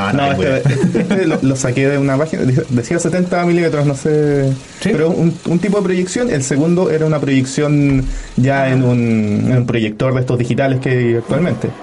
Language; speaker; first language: Spanish; native; Spanish